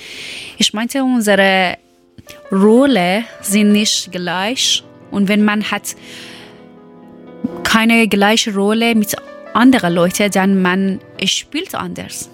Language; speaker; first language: German; non-native, learner; Persian